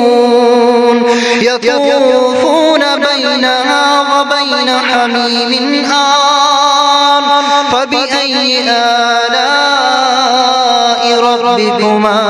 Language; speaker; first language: Arabic; native; Arabic